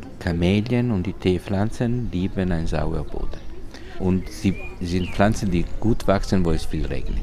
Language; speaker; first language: German; non-native, learner; Italian